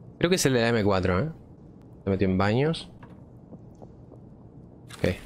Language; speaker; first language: Spanish; native; Spanish